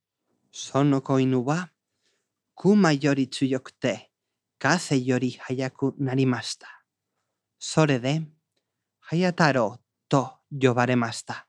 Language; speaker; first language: Japanese; non-native, learner; Spanish